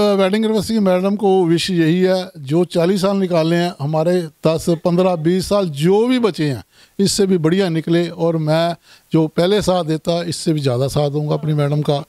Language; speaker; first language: Hindi; non-native, local second language; Punjabi